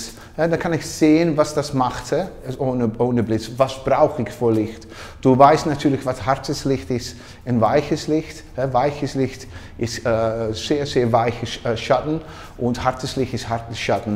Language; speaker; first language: German; non-native, learner; Dutch